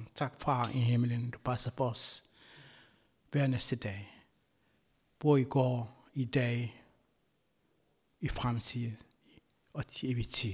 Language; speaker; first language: Danish; non-native, fluent; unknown